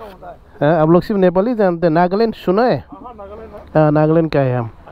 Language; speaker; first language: Hindi; non-native, learner; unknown